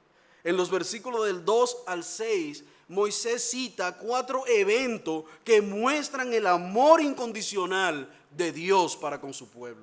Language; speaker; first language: Spanish; native; Spanish